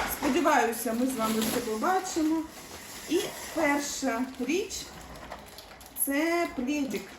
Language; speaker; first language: Ukrainian; native; Ukrainian